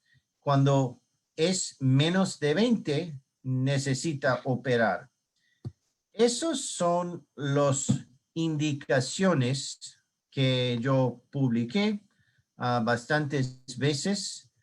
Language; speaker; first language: Spanish; non-native, learner; English